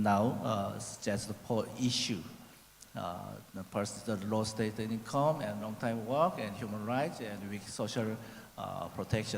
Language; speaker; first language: English; non-native, learner; Korean